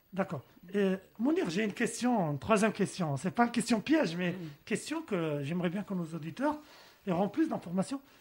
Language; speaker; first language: French; non-native, local second language; Arabic